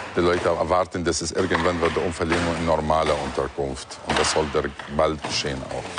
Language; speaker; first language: German; non-native, fluent; Arabic